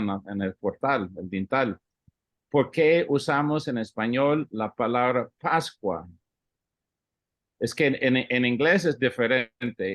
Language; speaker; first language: Spanish; early bilingual, heritage; English